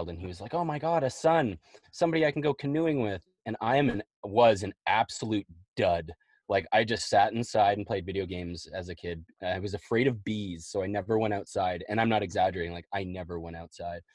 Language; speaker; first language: English; native; English